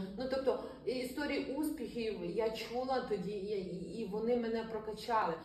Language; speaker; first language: Ukrainian; non-native, local second language; Russian